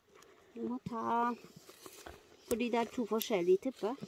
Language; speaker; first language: Norwegian; non-native, learner; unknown